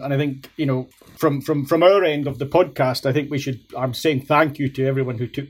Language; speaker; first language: English; native; English